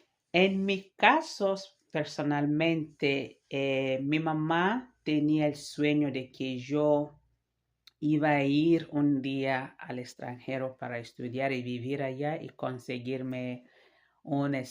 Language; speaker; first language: Spanish; non-native, fluent; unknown